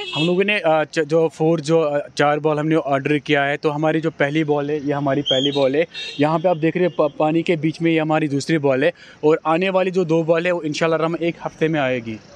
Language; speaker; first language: Hindi; non-native, local second language; Kashmiri